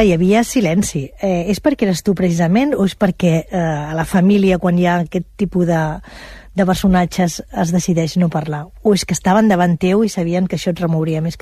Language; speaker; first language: Catalan; native; Catalan